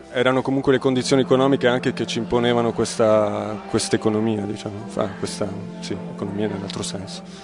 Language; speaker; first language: Italian; native; Italian